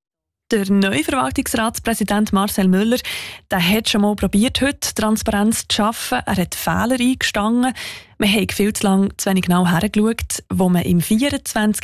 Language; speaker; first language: German; native; German